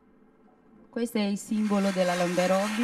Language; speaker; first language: Italian; non-native, fluent; Portuguese